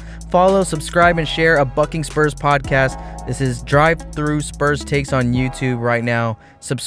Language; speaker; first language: English; native; English